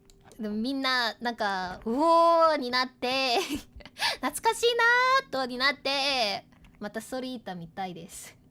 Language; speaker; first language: Japanese; non-native, learner; English